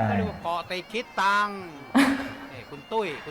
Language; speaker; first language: Thai; native; Thai